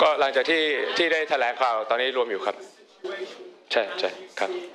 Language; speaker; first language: Thai; native; Thai